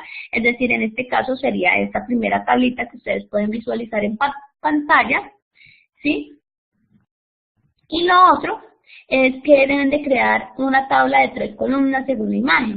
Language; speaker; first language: Spanish; native; Spanish